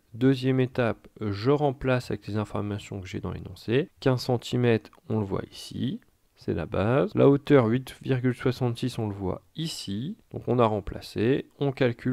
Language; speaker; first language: French; native; French